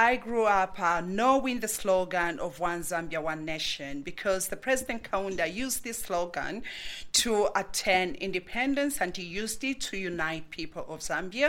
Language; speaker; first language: English; non-native, local second language; Bemba